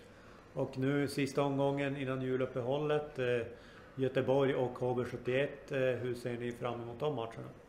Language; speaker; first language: Swedish; native; Swedish